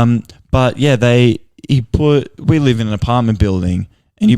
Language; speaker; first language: English; native; English